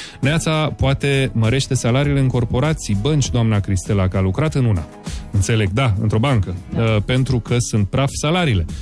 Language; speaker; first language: Romanian; native; Romanian